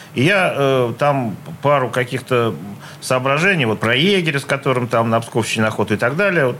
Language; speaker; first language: Russian; native; Russian